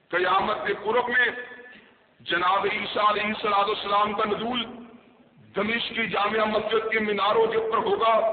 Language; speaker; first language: Urdu; non-native, local second language; Punjabi